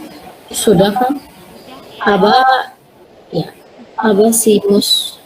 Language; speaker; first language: German; non-native, learner; Indonesian